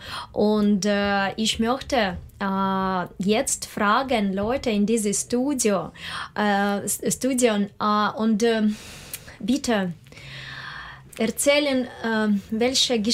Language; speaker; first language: German; non-native, learner; Russian